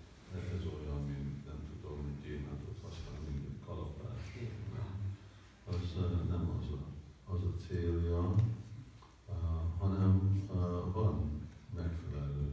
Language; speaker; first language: Hungarian; early bilingual, heritage; Hungarian